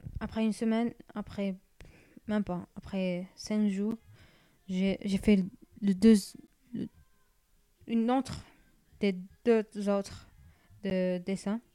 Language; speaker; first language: French; non-native, learner; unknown